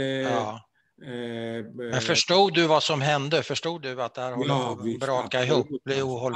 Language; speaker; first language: Swedish; native; Swedish